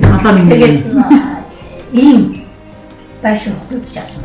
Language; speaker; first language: Mongolian; non-native, local second language; Kazakh